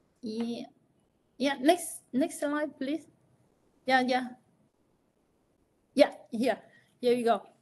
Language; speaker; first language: English; non-native, fluent; Vietnamese